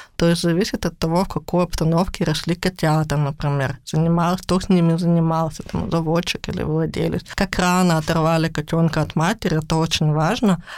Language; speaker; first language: Russian; native; Russian